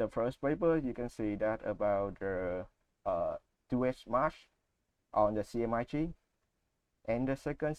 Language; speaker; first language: English; non-native, learner; Vietnamese